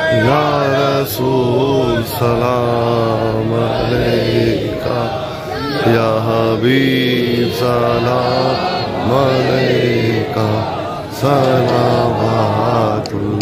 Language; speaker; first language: Urdu; native; Urdu